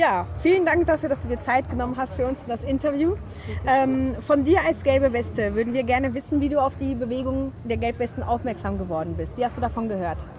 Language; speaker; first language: German; native; German